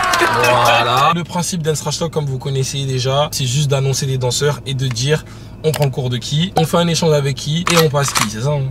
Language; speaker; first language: French; native; French